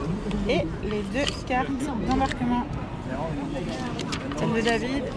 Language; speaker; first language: French; native; French